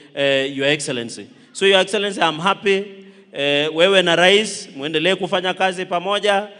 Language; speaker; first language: Swahili; non-native, local second language; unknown